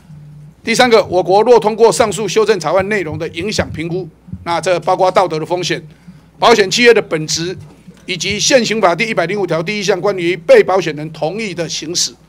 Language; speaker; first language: Chinese; native; Chinese